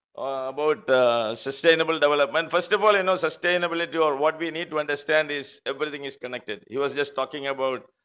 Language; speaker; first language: English; non-native, local second language; Malayalam